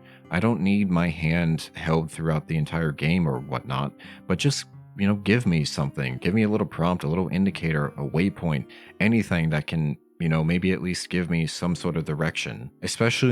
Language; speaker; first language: English; native; English